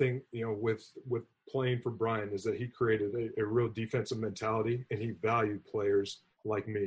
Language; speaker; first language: English; native; English